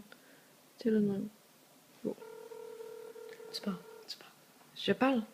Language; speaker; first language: French; native; French